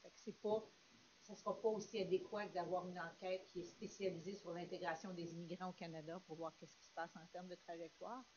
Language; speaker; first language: French; native; French